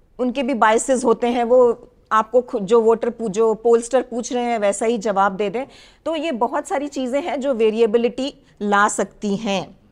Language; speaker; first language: Hindi; native; Hindi